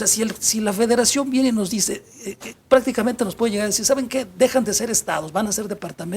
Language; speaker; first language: Spanish; native; Spanish